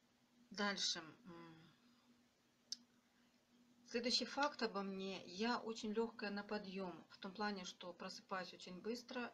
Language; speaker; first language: Russian; native; Russian